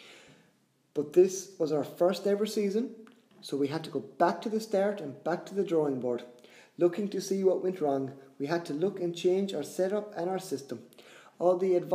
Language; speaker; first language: English; native; English